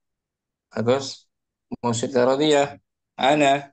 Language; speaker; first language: Indonesian; native; Indonesian